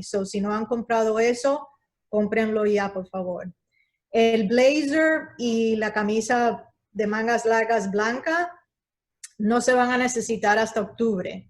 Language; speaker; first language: Spanish; early bilingual, heritage; Spanish